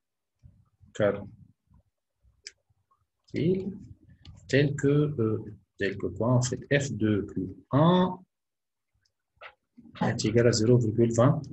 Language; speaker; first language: French; non-native, local second language; Arabic